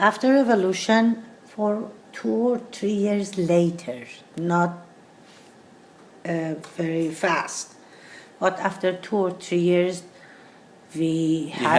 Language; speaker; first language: English; non-native, learner; Persian